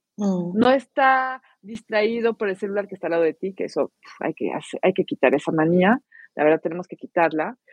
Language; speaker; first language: Spanish; non-native, fluent; French